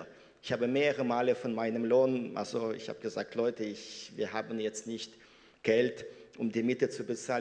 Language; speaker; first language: German; non-native, fluent; Russian